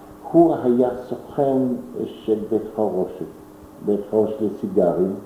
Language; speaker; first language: Hebrew; non-native, fluent; German